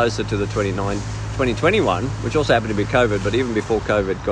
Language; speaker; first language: English; native; English